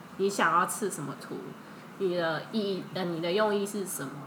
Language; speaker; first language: Chinese; early bilingual, heritage; Chinese